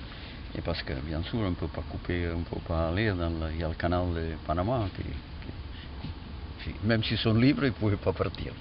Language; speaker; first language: French; non-native, fluent; Catalan